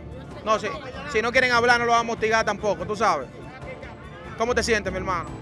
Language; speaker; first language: Spanish; native; Spanish